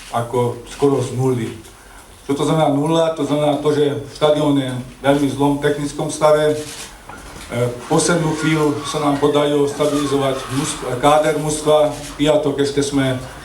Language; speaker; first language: Slovak; non-native, local second language; Hungarian